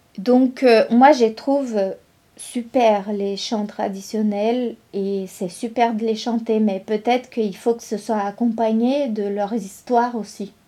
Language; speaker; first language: French; non-native, fluent; Portuguese